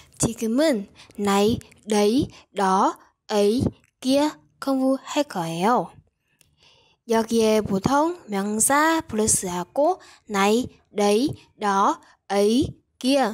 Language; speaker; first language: Korean; non-native, learner; Vietnamese